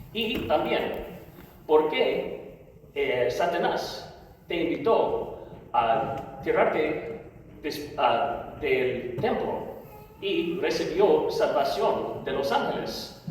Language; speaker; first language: Spanish; non-native, learner; English